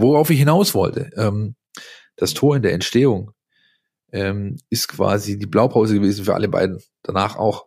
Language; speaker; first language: German; native; German